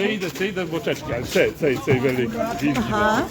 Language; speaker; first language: Ukrainian; non-native, learner; Polish